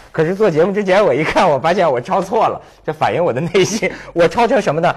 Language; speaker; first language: Chinese; native; Chinese